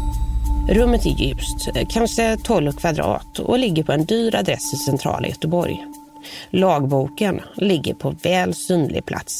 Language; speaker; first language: Swedish; native; Swedish